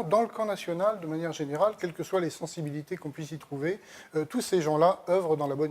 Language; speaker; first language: French; native; French